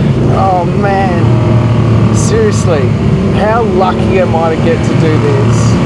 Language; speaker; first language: English; native; English